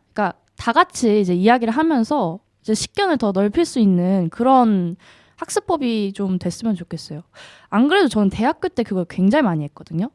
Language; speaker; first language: Korean; native; Korean